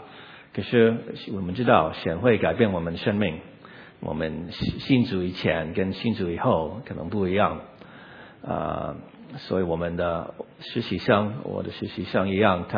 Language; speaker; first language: Chinese; non-native, learner; English